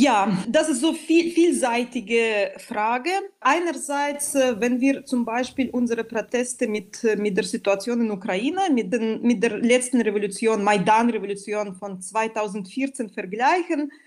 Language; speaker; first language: German; non-native, fluent; Belarusian